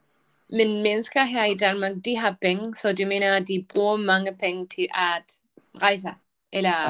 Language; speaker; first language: Danish; non-native, learner; Spanish